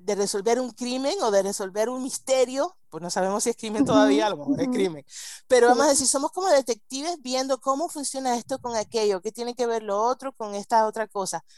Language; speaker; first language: Spanish; early bilingual, heritage; Spanish